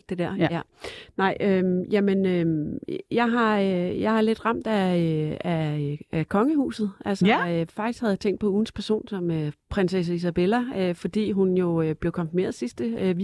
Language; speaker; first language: Danish; native; Danish